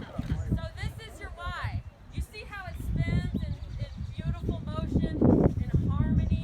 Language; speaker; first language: English; native; English